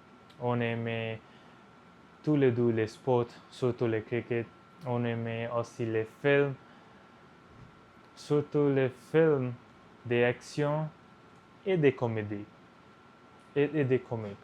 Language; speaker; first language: French; non-native, learner; Punjabi